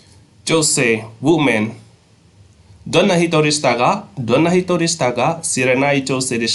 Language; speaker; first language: Japanese; non-native, fluent; Khmer